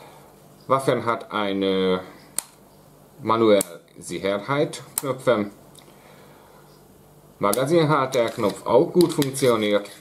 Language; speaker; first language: German; non-native, learner; Hungarian